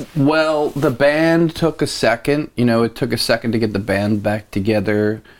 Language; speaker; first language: English; native; English